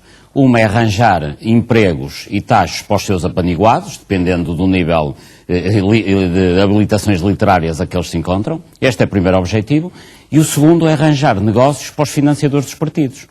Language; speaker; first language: Portuguese; native; Portuguese